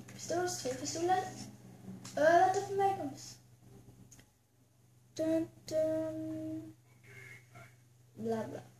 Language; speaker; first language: Swedish; early bilingual, other home language; Albanian